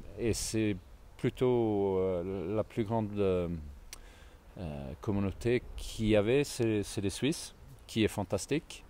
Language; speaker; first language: French; non-native, fluent; Swedish